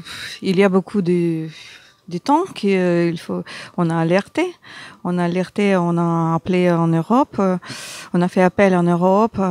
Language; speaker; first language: French; non-native, learner; Ukrainian